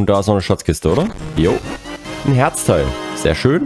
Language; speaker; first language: German; native; German